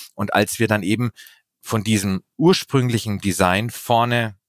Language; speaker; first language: German; native; German